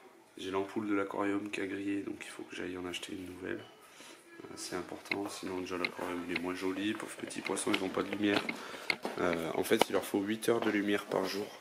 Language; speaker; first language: French; native; French